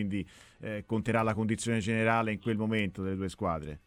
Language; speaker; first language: Italian; native; Italian